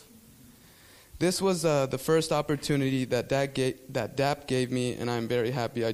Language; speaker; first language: English; early bilingual, other home language; Spanish